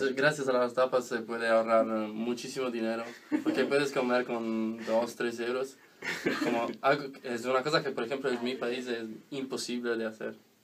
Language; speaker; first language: Spanish; non-native, learner; Italian